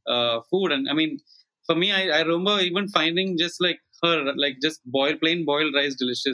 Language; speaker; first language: English; non-native, local second language; Malayalam